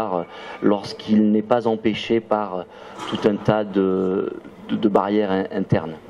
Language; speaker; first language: French; native; French